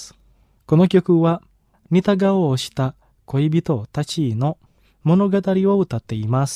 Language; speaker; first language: Japanese; non-native, fluent; Indonesian